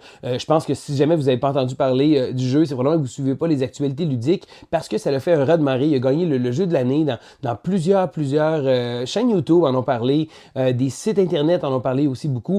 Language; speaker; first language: French; native; French